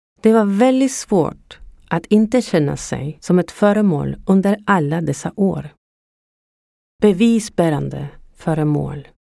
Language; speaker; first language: Swedish; non-native, fluent; Spanish